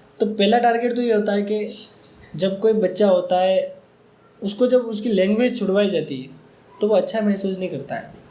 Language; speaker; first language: Hindi; native; Hindi